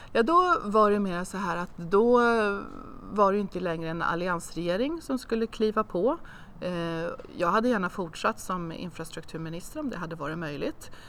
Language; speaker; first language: Swedish; native; Swedish